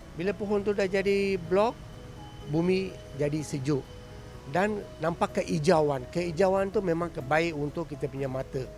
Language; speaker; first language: Malay; non-native, local second language; Tamil